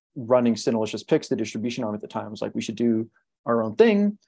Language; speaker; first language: English; native; English